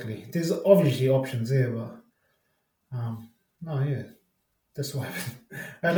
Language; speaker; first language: English; native; English